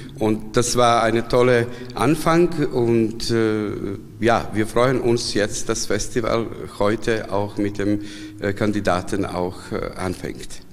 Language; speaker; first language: German; non-native, fluent; Serbian